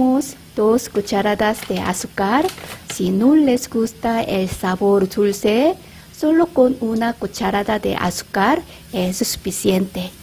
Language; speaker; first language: Spanish; non-native, fluent; Korean